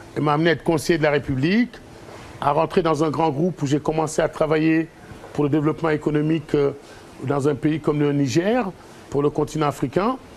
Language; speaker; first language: French; early bilingual, other home language; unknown